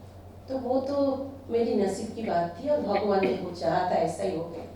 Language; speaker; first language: Hindi; non-native, local second language; Bangla